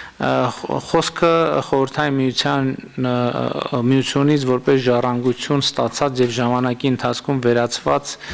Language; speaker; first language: Armenian; native; Armenian